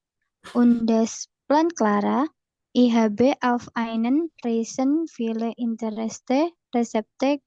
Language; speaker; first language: German; non-native, learner; Indonesian